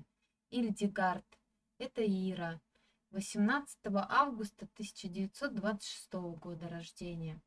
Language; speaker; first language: Russian; native; Russian